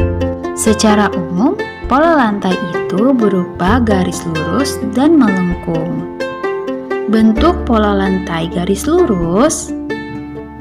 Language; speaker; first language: Indonesian; native; Indonesian